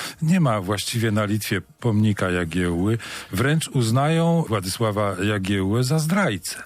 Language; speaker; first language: Polish; native; Polish